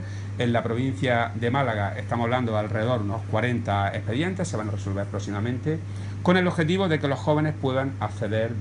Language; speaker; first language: Spanish; native; Spanish